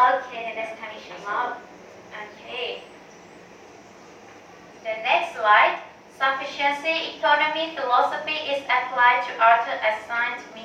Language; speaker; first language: English; non-native, learner; Thai